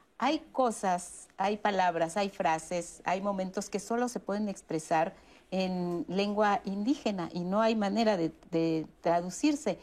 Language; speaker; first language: Spanish; native; Spanish